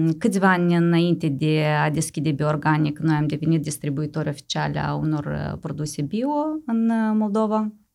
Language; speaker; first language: Romanian; native; Romanian